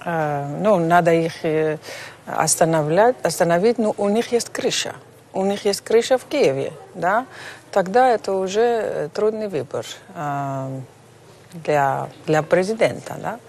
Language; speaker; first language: Russian; non-native, fluent; Dutch